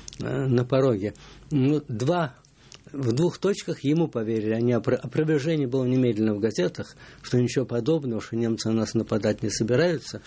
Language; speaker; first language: Russian; native; Russian